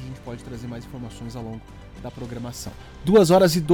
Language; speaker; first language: Portuguese; native; Portuguese